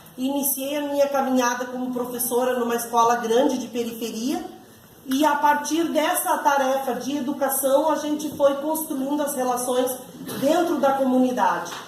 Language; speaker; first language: Portuguese; early bilingual, other home language; Spanish